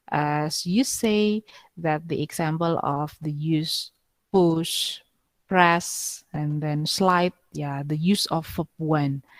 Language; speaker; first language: English; non-native, fluent; Indonesian